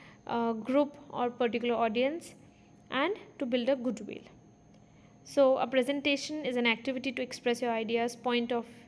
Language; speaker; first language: English; non-native, fluent; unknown